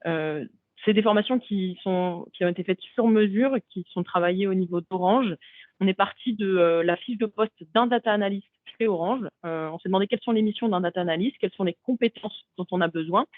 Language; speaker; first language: French; native; French